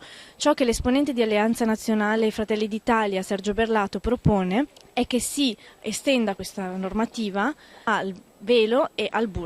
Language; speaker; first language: Italian; native; Italian